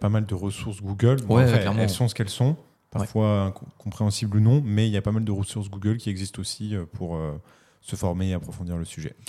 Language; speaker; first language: French; native; French